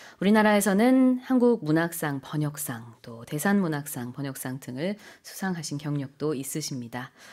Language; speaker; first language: Korean; native; Korean